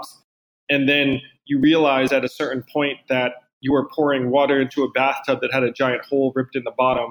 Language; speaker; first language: English; native; English